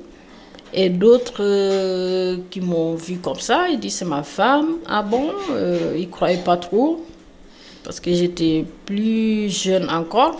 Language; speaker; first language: French; non-native, local second language; Wolof